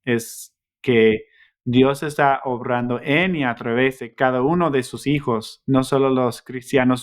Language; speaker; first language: Spanish; non-native, fluent; English